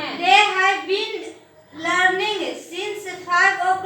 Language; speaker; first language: English; non-native, learner; Hindi